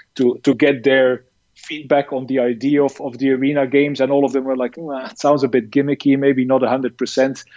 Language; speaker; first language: English; non-native, fluent; Dutch